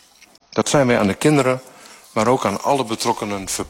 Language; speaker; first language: Dutch; native; Dutch